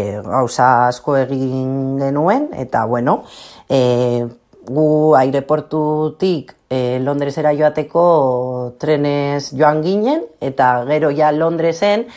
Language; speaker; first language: Basque; non-native, local second language; Spanish